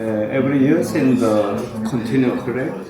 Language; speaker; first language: English; non-native, learner; Korean